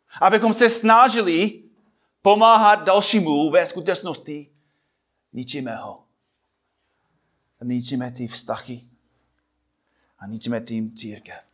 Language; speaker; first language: Czech; non-native, fluent; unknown